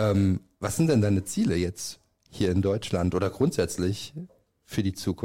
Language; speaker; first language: German; native; German